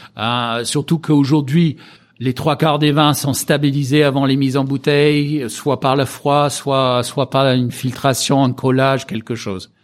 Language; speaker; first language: French; non-native, fluent; English